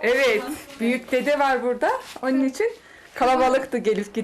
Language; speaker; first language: Turkish; native; Turkish